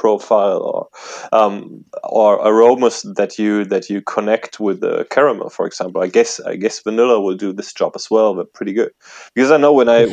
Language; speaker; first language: English; non-native, fluent; German